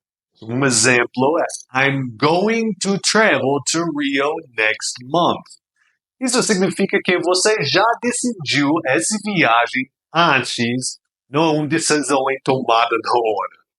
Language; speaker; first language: Portuguese; non-native, fluent; English